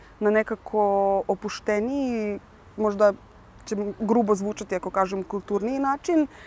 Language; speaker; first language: Serbian; early bilingual, heritage; Slovenian